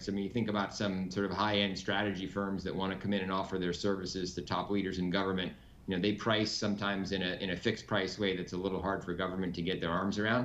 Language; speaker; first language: English; native; English